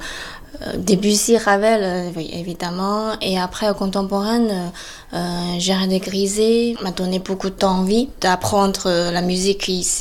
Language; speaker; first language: French; non-native, fluent; Chinese